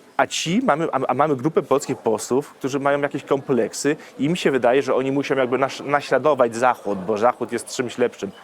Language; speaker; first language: Polish; early bilingual, heritage; Polish